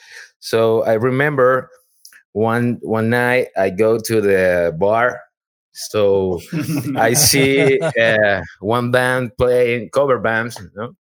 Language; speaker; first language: English; non-native, learner; Spanish